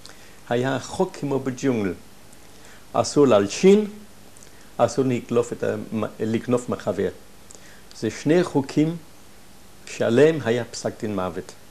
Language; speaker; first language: Hebrew; non-native, fluent; German